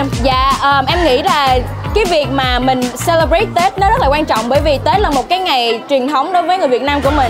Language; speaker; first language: Vietnamese; early bilingual, heritage; Vietnamese